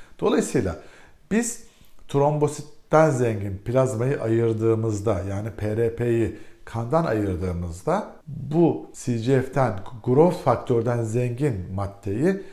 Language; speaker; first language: Turkish; native; Turkish